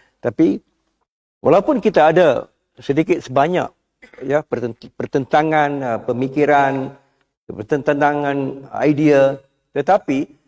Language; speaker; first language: Malay; non-native, local second language; Tamil